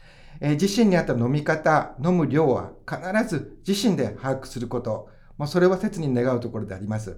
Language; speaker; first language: Japanese; native; Japanese